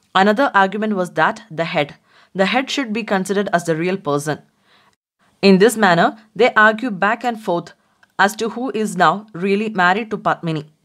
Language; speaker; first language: English; non-native, local second language; Malayalam